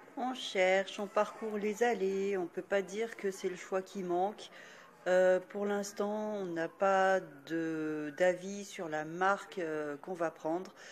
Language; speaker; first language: French; native; French